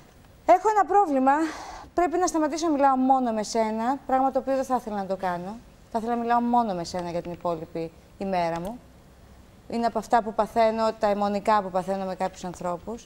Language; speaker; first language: Greek; native; Greek